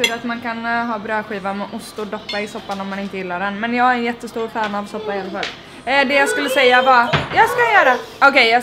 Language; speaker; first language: Swedish; native; Swedish